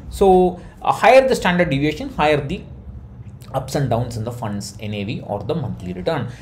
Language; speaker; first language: English; non-native, local second language; Tamil